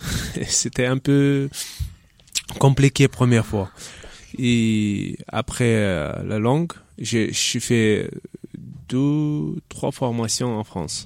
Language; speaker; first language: French; non-native, learner; Chechen